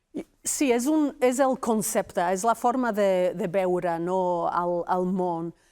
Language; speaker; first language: Catalan; non-native, fluent; Welsh